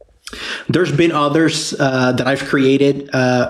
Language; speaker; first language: English; non-native, fluent; Spanish